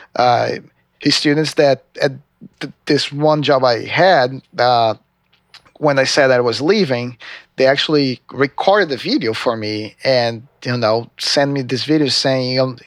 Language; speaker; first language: English; non-native, fluent; Portuguese